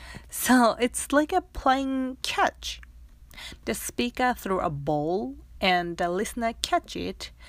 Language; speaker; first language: English; non-native, fluent; Japanese